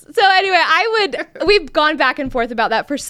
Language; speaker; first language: English; native; English